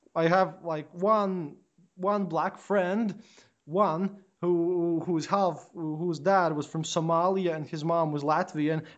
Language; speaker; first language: English; non-native, fluent; Latvian